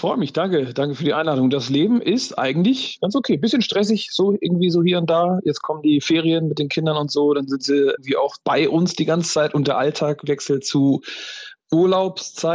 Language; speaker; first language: German; native; German